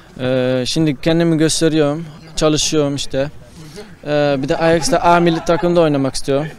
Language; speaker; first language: Turkish; early bilingual, heritage; Turkish